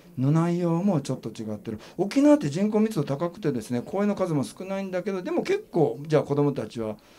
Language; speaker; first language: Japanese; native; Japanese